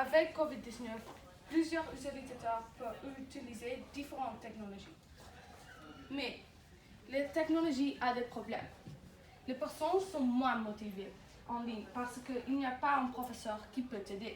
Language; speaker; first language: French; non-native, learner; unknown